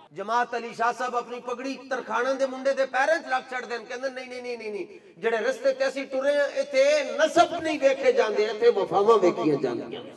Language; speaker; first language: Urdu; non-native, local second language; Punjabi